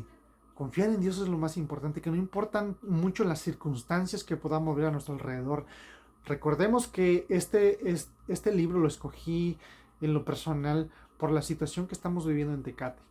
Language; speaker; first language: Spanish; native; Spanish